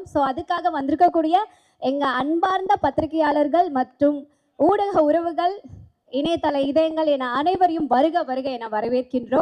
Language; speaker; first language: Tamil; native; Tamil